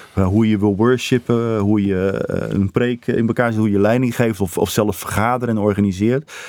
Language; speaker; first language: Dutch; native; Dutch